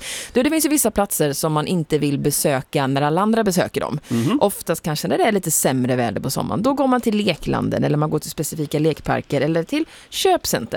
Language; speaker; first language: Swedish; native; Swedish